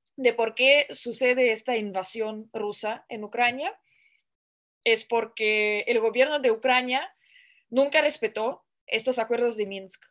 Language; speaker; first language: Spanish; non-native, fluent; Russian